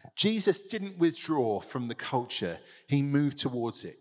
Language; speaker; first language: English; native; English